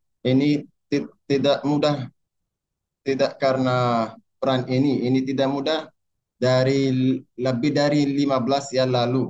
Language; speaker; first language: Indonesian; non-native, learner; Arabic